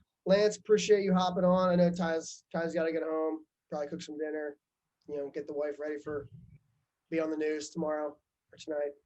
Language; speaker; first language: English; native; English